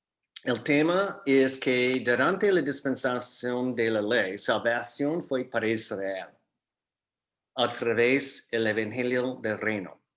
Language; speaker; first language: Spanish; non-native, fluent; English